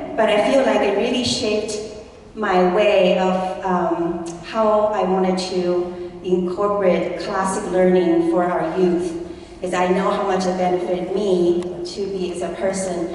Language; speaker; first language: English; early bilingual, other home language; Chinese